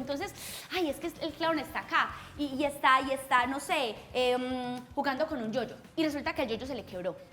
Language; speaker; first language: Spanish; native; Spanish